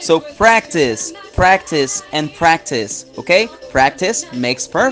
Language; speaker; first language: English; non-native, fluent; Portuguese